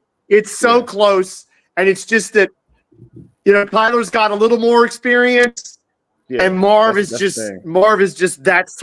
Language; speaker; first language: English; native; English